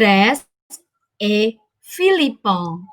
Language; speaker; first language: French; non-native, fluent; Indonesian